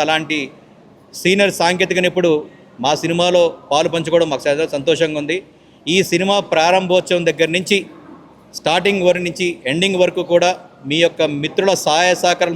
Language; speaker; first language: Telugu; native; Telugu